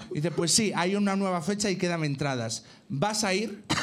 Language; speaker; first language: Spanish; native; Spanish